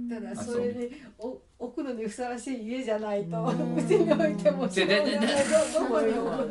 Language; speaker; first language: Japanese; native; Japanese